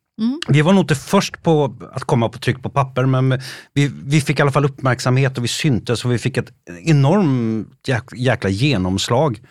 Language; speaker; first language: Swedish; native; Swedish